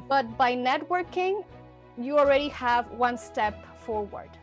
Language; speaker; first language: English; non-native, fluent; Spanish